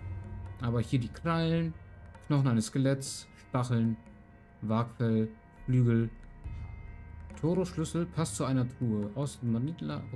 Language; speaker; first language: German; native; German